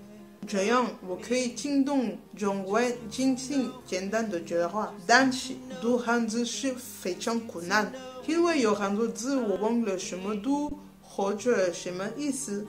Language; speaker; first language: Chinese; non-native, learner; French